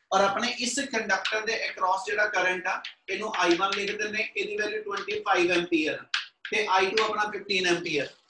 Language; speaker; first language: Hindi; non-native, local second language; Punjabi